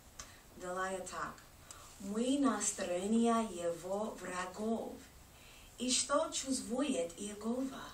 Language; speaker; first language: Russian; non-native, learner; English